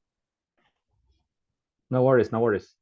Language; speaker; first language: English; non-native, learner; Spanish